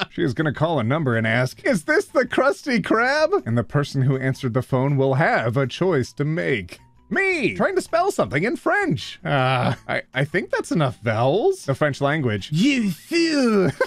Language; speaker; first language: English; native; English